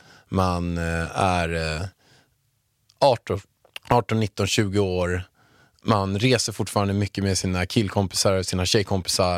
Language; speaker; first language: Swedish; native; Swedish